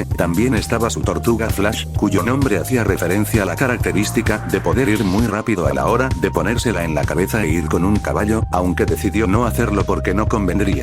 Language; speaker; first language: Spanish; native; Spanish